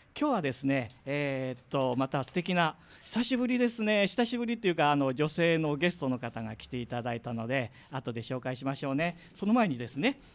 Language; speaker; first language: Japanese; native; Japanese